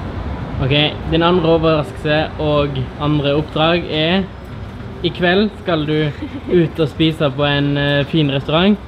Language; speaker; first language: Norwegian; native; Norwegian